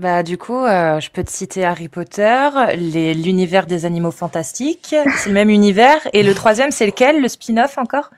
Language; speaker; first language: French; native; French